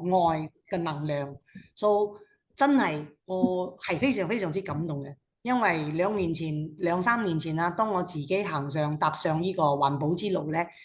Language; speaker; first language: Cantonese; non-native, local second language; Chinese